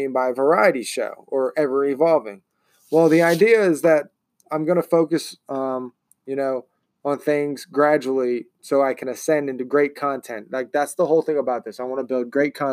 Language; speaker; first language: English; native; English